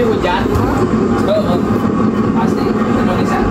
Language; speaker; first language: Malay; non-native, local second language; Sundanese